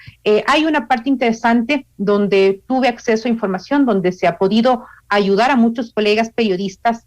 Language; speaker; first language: Spanish; native; Spanish